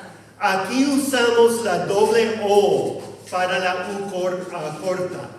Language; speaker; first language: Spanish; non-native, fluent; English